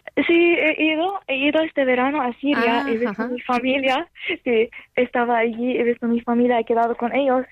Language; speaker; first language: Spanish; non-native, learner; Arabic